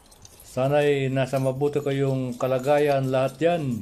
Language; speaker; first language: Filipino; native; Filipino